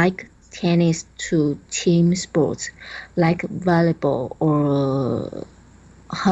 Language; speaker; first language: English; non-native, learner; Chinese